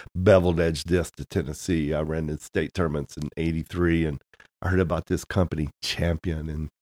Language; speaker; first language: English; native; English